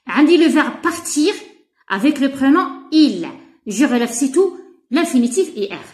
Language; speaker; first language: French; non-native, local second language; Arabic